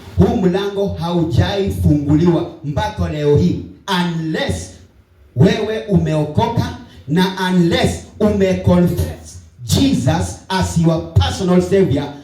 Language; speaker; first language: Swahili; non-native, local second language; Luyia